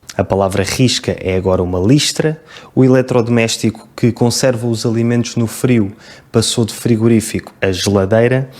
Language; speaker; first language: Portuguese; native; Portuguese